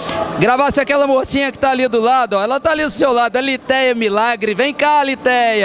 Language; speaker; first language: Portuguese; native; Portuguese